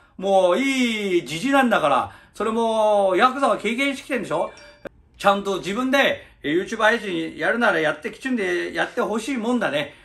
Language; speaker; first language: Japanese; early bilingual, other home language; Chinese